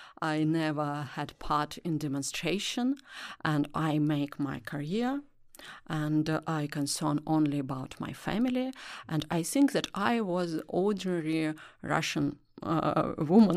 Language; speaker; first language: English; non-native, learner; Russian